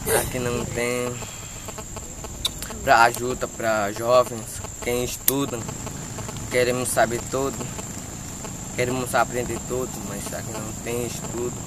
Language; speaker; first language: Portuguese; non-native, learner; Spanish